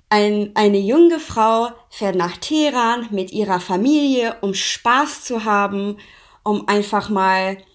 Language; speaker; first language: German; non-native, fluent; Persian